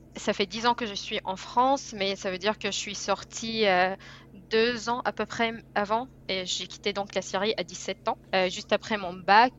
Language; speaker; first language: French; non-native, fluent; Arabic